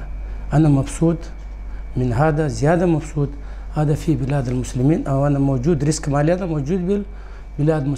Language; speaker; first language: Arabic; non-native, learner; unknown